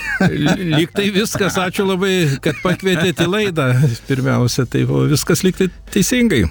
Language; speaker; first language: Lithuanian; native; Lithuanian